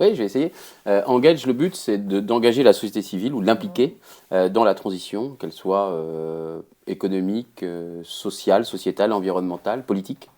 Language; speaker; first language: French; native; French